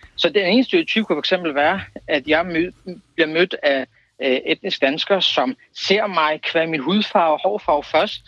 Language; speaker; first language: Danish; early bilingual, other home language; Kurdish